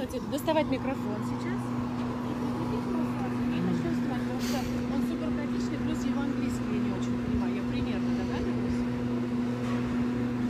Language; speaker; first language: Russian; native; Russian